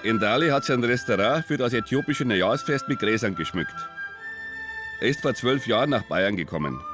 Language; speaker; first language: German; native; German